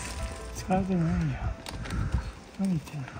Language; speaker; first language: Japanese; non-native, learner; Nepali